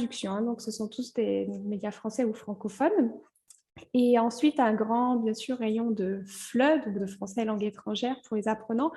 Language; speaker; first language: French; native; French